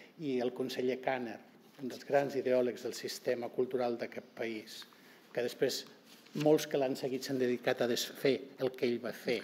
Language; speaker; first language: Catalan; non-native, local second language; Occitan